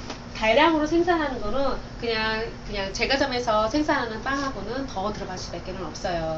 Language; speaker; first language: Korean; native; Korean